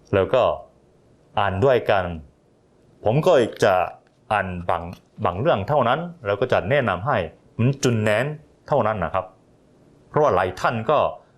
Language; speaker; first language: Thai; non-native, fluent; Korean